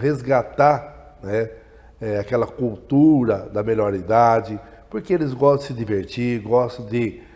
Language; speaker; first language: Portuguese; native; Portuguese